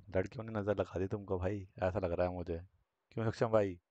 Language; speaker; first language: Hindi; native; Hindi